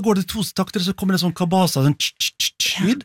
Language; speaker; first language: Norwegian; native; Norwegian